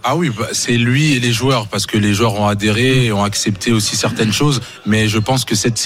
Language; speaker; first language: French; native; French